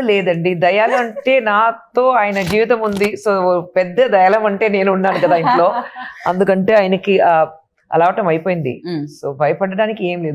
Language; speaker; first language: Telugu; non-native, local second language; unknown